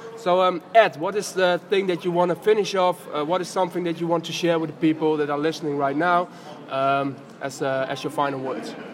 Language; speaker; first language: English; non-native, fluent; Dutch